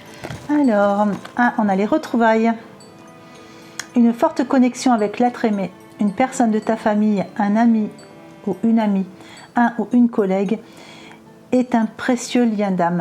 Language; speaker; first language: French; native; French